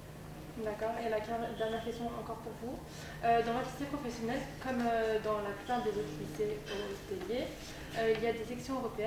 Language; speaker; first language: French; native; French